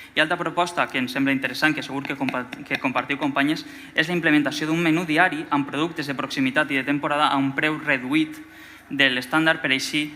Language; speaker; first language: Catalan; native; Catalan